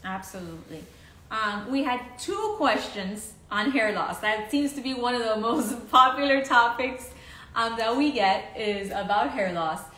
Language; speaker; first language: English; early bilingual, other home language; Spanish